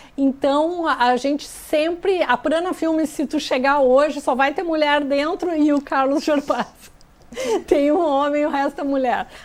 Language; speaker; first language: Portuguese; native; Portuguese